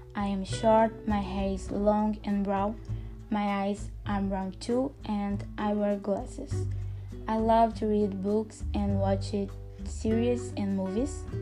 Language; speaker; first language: English; non-native, learner; Portuguese